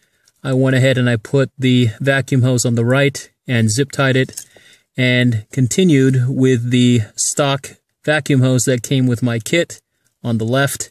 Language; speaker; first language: English; native; English